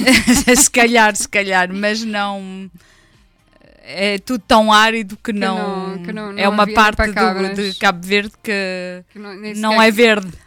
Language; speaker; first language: Portuguese; early bilingual, heritage; Portuguese